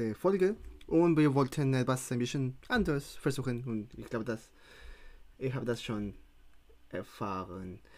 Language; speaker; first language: German; non-native, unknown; Spanish